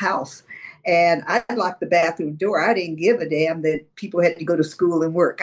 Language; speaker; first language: English; native; English